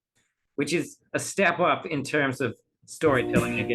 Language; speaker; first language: English; native; English